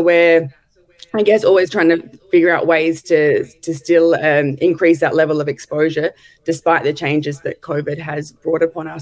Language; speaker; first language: English; native; English